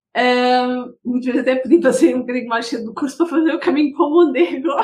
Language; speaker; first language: Portuguese; early bilingual, heritage; Portuguese